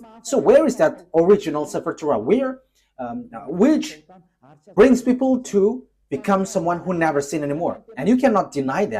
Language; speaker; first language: English; non-native, fluent; Malagasy